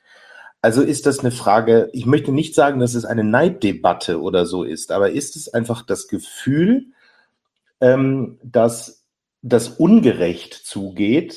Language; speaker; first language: German; native; German